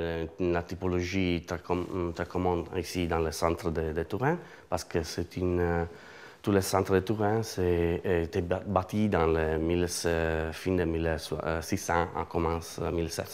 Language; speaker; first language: French; non-native, learner; Italian